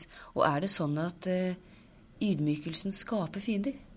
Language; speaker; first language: Norwegian; native; Norwegian